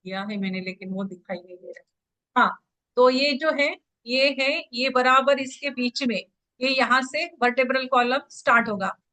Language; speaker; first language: Hindi; non-native, local second language; Marathi